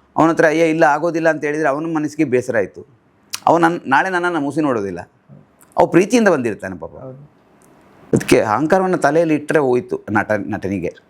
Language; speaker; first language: Kannada; non-native, local second language; Tulu